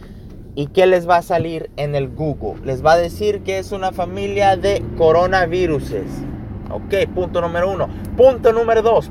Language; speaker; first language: Spanish; early bilingual, heritage; Spanish